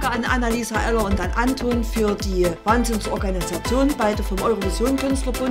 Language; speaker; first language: German; native; German